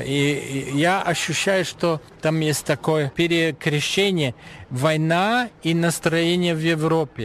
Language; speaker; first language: Russian; non-native, fluent; German